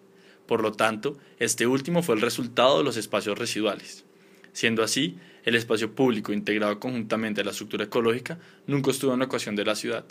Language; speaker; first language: Spanish; native; Spanish